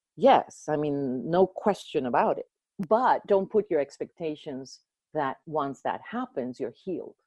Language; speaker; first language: English; early bilingual, other home language; Spanish